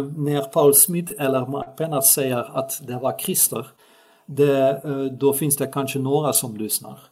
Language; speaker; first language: Swedish; non-native, fluent; Dutch